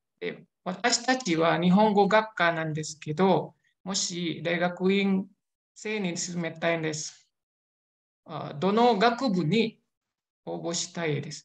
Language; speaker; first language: Japanese; non-native, fluent; Indonesian